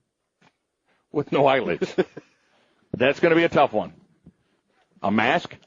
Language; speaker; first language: English; native; English